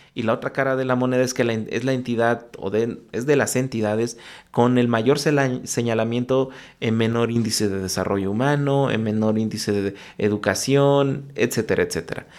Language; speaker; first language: Spanish; non-native, local second language; Mixtepec Mixtec